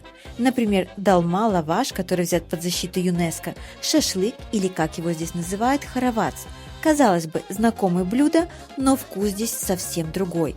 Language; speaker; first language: Russian; native; Russian